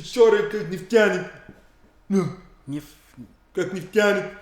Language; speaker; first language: Russian; non-native, learner; English